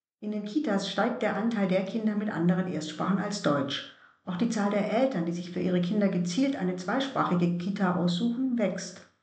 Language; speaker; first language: German; native; German